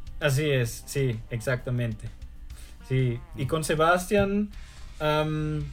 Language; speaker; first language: Spanish; early bilingual, heritage; German